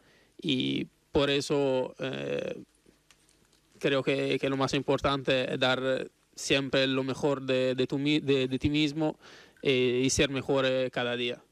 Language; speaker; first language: Spanish; non-native, fluent; Italian